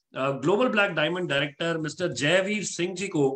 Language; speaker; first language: Hindi; native; Hindi